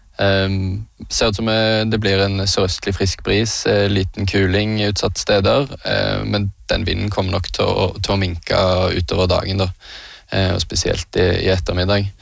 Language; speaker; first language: Norwegian; native; Norwegian